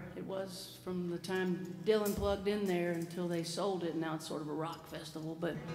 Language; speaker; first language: English; native; English